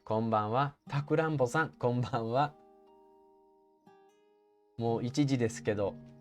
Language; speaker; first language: Japanese; non-native, fluent; English